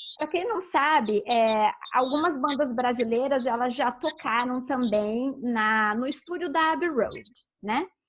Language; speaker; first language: Portuguese; native; Portuguese